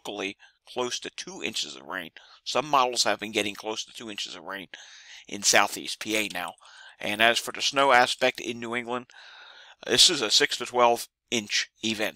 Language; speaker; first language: English; native; English